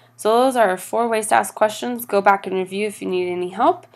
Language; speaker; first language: English; native; English